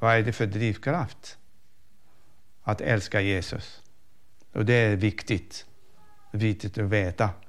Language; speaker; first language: Swedish; non-native, fluent; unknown